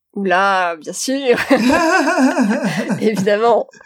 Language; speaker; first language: French; native; French